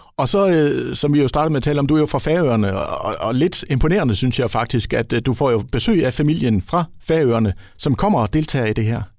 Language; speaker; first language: Danish; native; Danish